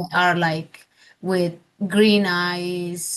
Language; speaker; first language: English; non-native, fluent; Spanish